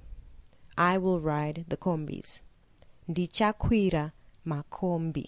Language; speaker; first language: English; non-native, local second language; Shona